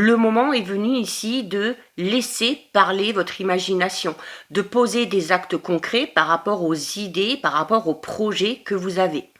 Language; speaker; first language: French; native; French